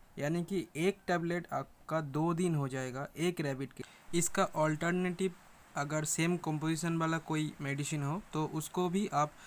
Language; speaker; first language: Hindi; native; Hindi